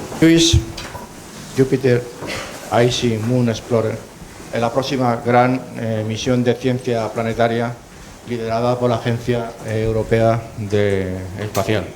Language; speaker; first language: Spanish; native; Spanish